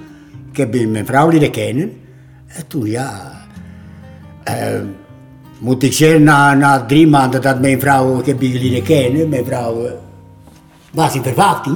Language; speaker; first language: Dutch; non-native, learner; Italian